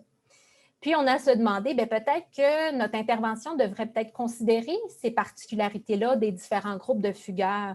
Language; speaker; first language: French; native; French